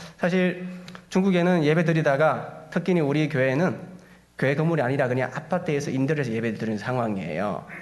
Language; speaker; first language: Korean; native; Korean